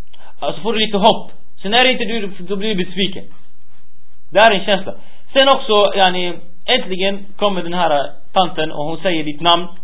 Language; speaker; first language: Swedish; early bilingual, other home language; Arabic